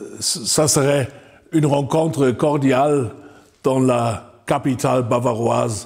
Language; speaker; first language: French; non-native, fluent; German